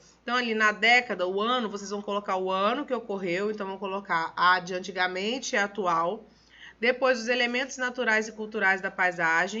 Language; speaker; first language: Portuguese; native; Portuguese